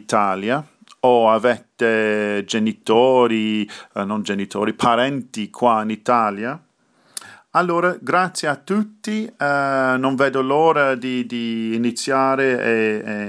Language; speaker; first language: Italian; non-native, fluent; English